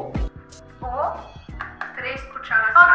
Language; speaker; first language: Spanish; non-native, fluent; German